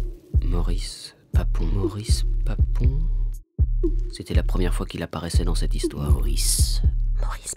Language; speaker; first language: French; native; French